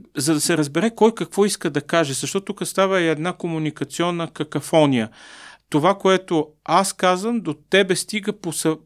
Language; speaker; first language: Bulgarian; native; Bulgarian